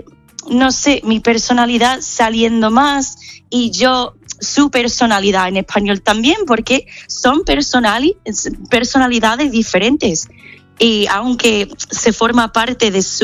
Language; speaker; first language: Spanish; non-native, fluent; English